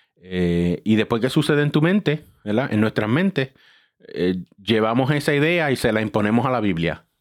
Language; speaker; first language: Spanish; early bilingual, heritage; Spanish